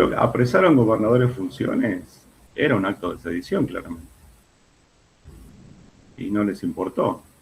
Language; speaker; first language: Spanish; native; Spanish